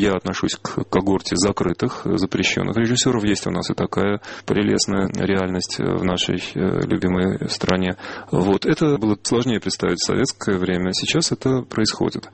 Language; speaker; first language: Russian; non-native, local second language; Armenian